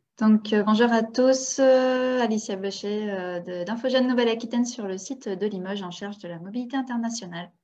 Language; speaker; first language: French; native; French